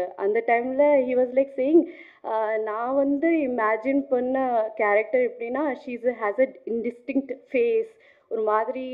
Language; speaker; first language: Tamil; non-native, fluent; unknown